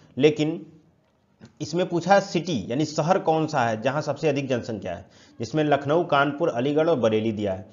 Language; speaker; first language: Hindi; native; Hindi